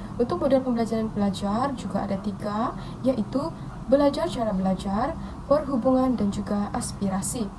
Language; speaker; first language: Malay; non-native, local second language; Central Dusun